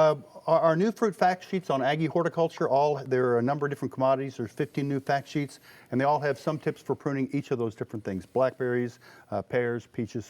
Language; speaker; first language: English; native; English